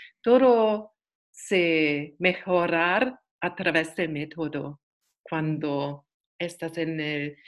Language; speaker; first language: Spanish; non-native, learner; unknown